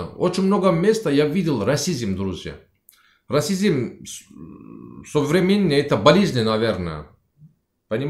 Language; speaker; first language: Russian; non-native, learner; Turkish